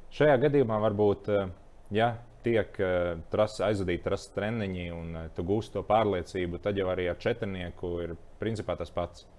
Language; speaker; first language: Latvian; native; Latvian